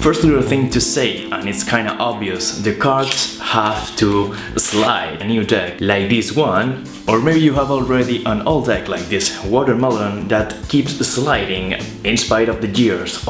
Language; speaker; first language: English; non-native, fluent; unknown